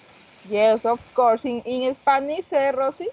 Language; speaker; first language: English; non-native, learner; Spanish